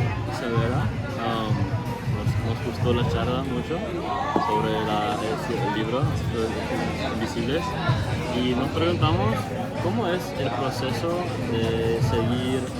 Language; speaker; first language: Spanish; non-native, learner; English